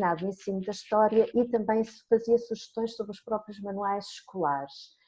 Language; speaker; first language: Portuguese; native; Portuguese